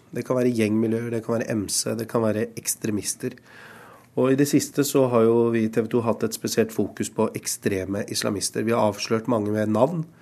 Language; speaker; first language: Norwegian; early bilingual, other home language; Urdu